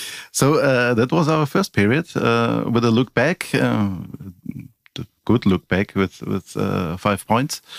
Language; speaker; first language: English; non-native, fluent; German